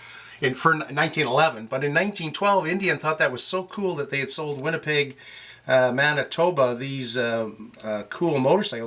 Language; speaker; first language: English; native; English